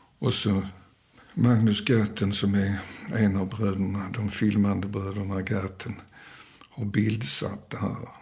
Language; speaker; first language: Swedish; early bilingual, other home language; Danish